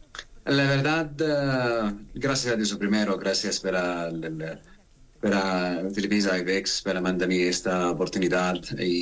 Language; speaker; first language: Spanish; non-native, learner; Arabic